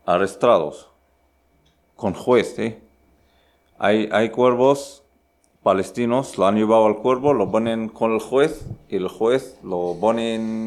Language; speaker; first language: Spanish; non-native, learner; Arabic